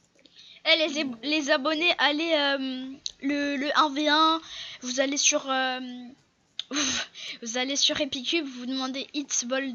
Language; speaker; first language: French; native; French